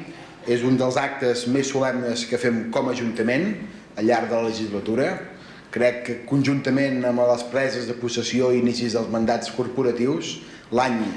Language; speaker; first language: Catalan; native; Catalan